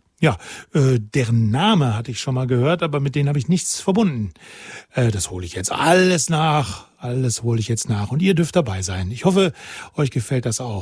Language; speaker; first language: German; native; German